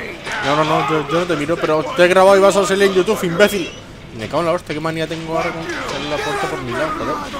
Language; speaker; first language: Spanish; native; Spanish